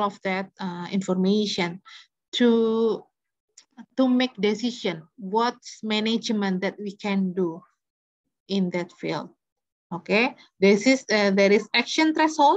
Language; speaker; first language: English; non-native, learner; Indonesian